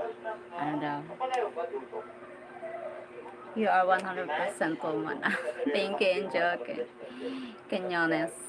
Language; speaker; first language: Filipino; non-native, local second language; Bikol